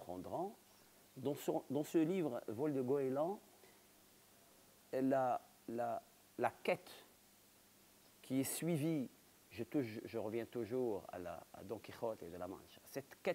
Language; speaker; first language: French; non-native, local second language; Arabic